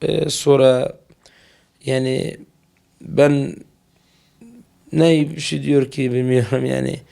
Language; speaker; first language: Turkish; non-native, learner; Arabic